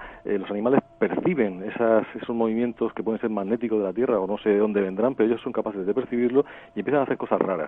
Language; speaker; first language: Spanish; native; Spanish